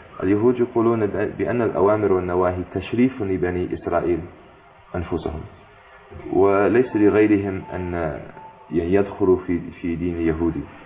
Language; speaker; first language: Arabic; non-native, fluent; English